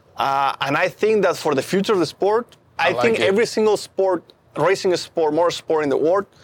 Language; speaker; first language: English; non-native, fluent; Spanish